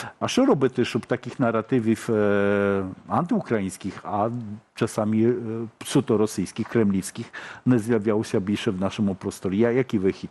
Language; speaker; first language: Polish; non-native, learner; Ukrainian